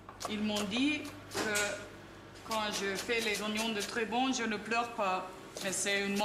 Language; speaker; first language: French; non-native, learner; German